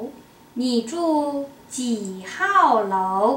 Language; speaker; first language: Chinese; non-native, learner; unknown